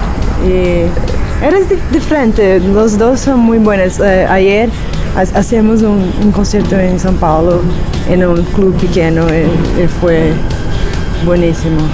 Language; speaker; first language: Spanish; non-native, learner; Portuguese